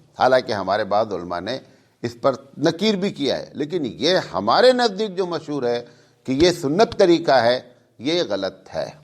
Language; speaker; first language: Urdu; native; Urdu